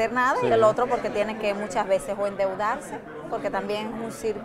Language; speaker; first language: Spanish; native; Spanish